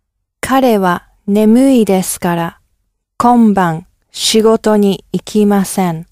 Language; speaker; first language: Japanese; non-native, learner; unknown